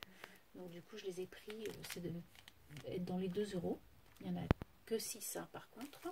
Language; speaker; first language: French; native; French